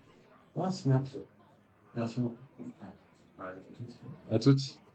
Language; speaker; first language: French; native; French